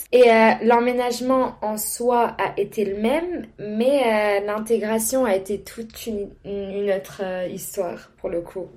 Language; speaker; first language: French; non-native, fluent; English